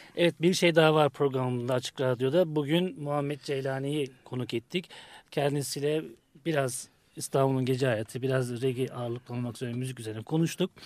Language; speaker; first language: Turkish; native; Turkish